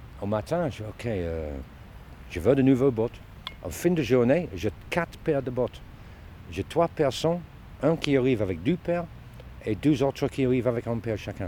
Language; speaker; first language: French; non-native, learner; Dutch